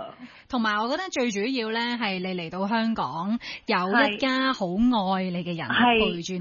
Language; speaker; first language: Cantonese; native; Cantonese